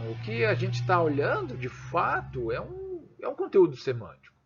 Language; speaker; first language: Portuguese; native; Portuguese